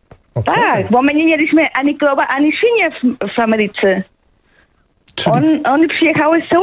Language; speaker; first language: Polish; non-native, fluent; Spanish